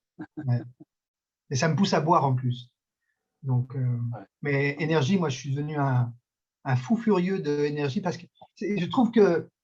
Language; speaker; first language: French; native; French